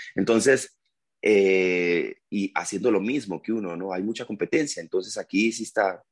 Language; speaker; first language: Spanish; native; Spanish